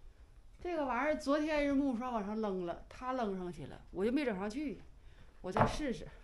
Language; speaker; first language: Chinese; native; Chinese